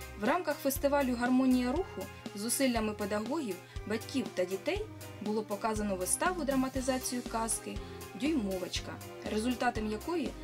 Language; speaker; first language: Ukrainian; native; Ukrainian